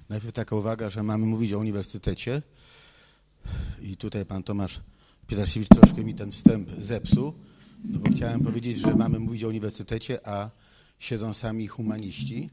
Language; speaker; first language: Polish; native; Polish